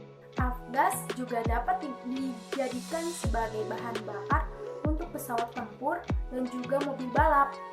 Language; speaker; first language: Indonesian; native; Indonesian